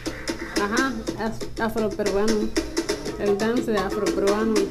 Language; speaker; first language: Spanish; non-native, learner; Somali